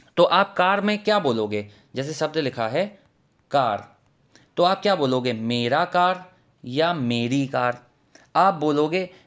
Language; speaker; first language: Hindi; native; Hindi